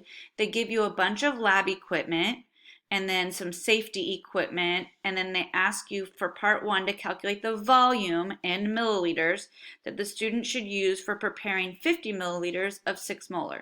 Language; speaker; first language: English; native; English